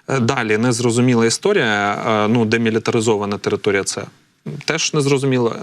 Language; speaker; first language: Ukrainian; native; Ukrainian